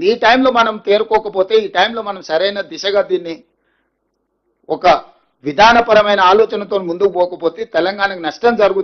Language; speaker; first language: Telugu; native; Telugu